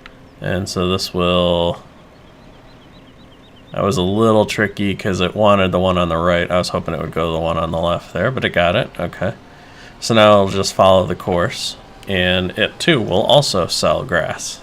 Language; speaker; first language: English; native; English